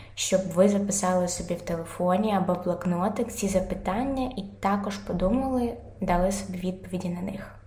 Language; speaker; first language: Ukrainian; non-native, local second language; Russian